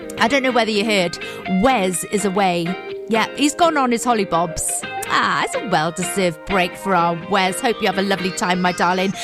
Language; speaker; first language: English; native; English